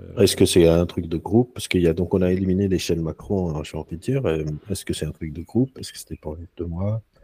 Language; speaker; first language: French; non-native, local second language; Arabic